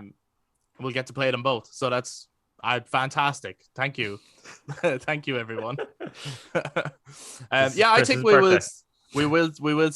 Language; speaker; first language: English; native; English